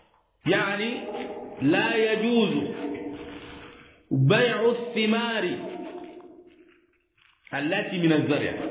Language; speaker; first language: Arabic; non-native, fluent; Swahili